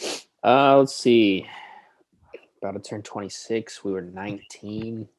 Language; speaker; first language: English; native; English